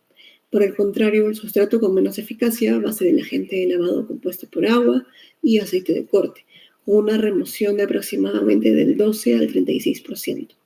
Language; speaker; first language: Spanish; native; Spanish